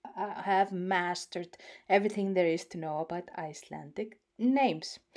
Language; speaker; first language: English; non-native, fluent; Icelandic